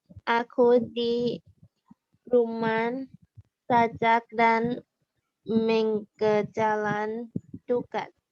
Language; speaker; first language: Indonesian; non-native, learner; Thai